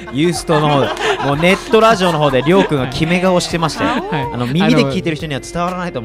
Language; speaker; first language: Japanese; native; Japanese